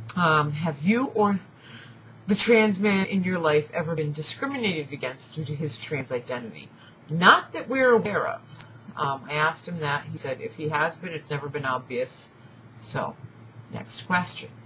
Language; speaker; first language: English; native; English